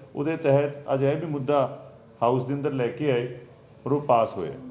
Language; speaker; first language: Hindi; non-native, local second language; Punjabi